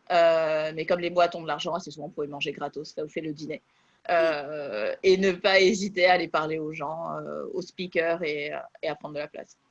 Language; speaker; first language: French; native; French